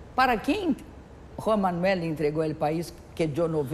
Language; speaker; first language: Spanish; non-native, learner; Portuguese